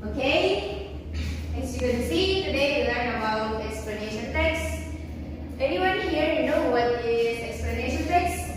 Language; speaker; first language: English; non-native, fluent; Indonesian